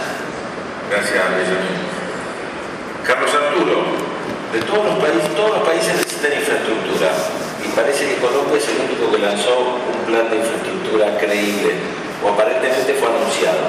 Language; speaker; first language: Spanish; native; Spanish